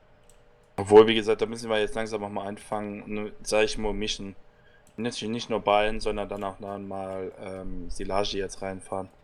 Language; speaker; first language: German; native; German